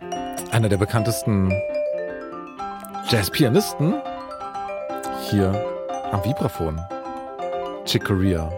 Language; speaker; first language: German; native; German